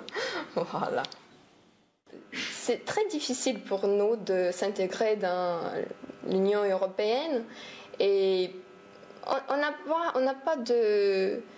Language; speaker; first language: French; non-native, fluent; Romanian